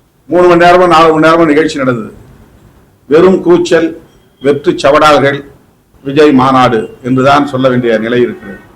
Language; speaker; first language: Tamil; native; Tamil